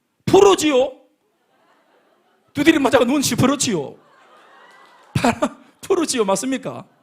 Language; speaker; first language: Korean; native; Korean